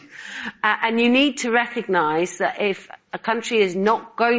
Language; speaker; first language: English; native; English